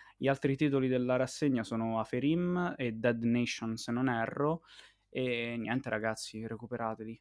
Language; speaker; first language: Italian; native; Italian